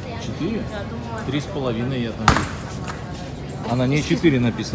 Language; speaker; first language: Russian; native; Russian